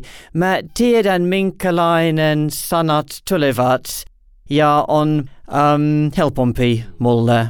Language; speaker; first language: Finnish; non-native, learner; English